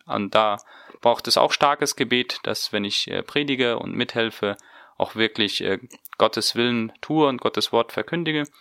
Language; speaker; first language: German; early bilingual, heritage; German